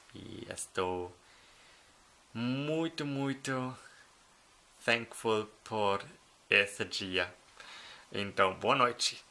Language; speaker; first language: Portuguese; non-native, fluent; German